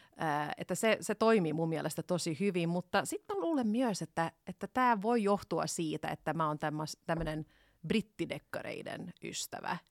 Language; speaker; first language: Finnish; non-native, local second language; Swedish